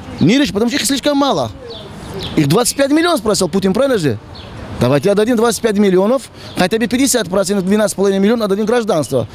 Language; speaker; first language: Russian; non-native, local second language; Tajik